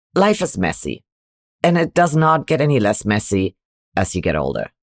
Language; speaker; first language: English; non-native, fluent; German